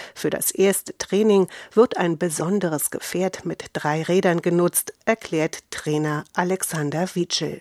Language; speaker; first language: German; native; German